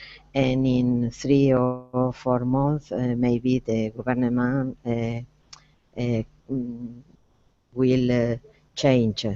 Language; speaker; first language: English; non-native, learner; Spanish